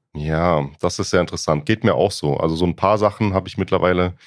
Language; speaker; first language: German; native; German